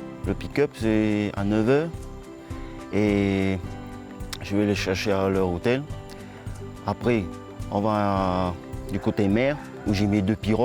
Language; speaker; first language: French; non-native, local second language; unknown